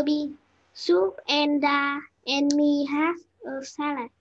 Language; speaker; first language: English; non-native, learner; Vietnamese